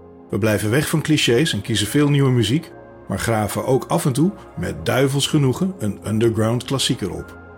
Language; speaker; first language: Dutch; native; Dutch